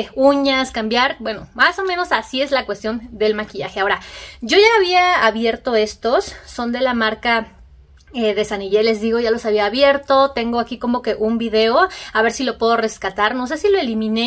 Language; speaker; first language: Spanish; native; Spanish